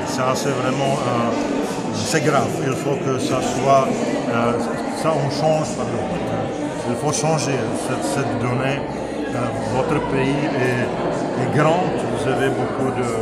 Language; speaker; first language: French; non-native, fluent; Czech